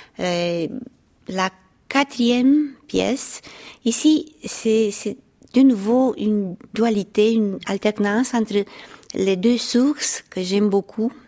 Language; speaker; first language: French; non-native, fluent; Romanian